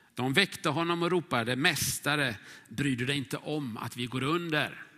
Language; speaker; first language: Swedish; native; Swedish